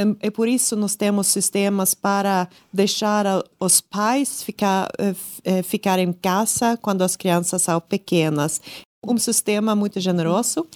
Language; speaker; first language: Portuguese; non-native, learner; Swedish